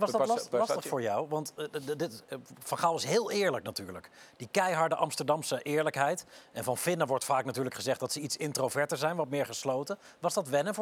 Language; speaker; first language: Dutch; native; Dutch